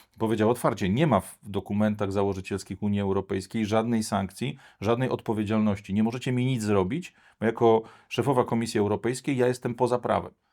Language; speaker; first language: Polish; native; Polish